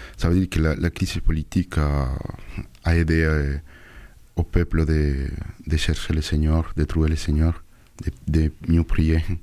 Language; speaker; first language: French; non-native, fluent; Spanish